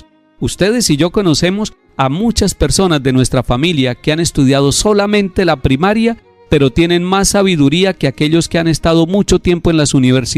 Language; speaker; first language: Spanish; native; Spanish